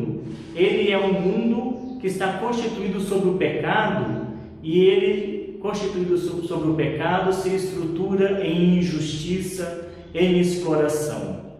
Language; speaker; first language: Portuguese; native; Portuguese